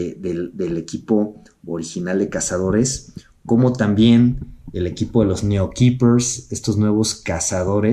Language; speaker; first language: Spanish; native; Spanish